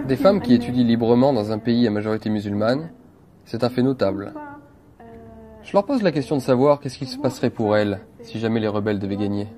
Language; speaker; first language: French; native; French